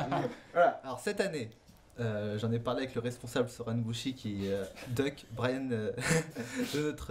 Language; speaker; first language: French; native; French